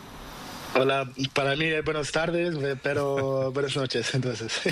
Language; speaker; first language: Spanish; non-native, learner; Portuguese